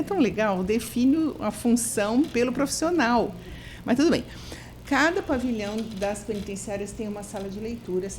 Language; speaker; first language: Portuguese; native; Portuguese